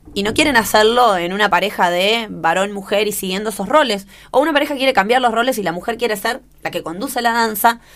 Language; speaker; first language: Spanish; native; Spanish